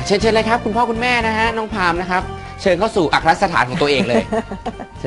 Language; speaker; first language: Thai; native; Thai